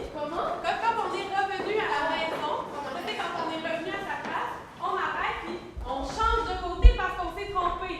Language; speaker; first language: French; native; French